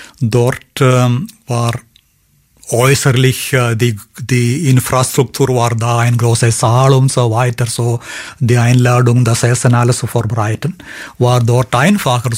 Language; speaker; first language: German; non-native, fluent; Malayalam